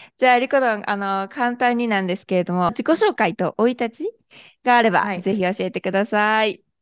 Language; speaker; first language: Japanese; native; Japanese